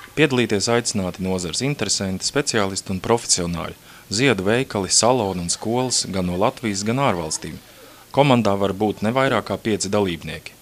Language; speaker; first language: Latvian; native; Latvian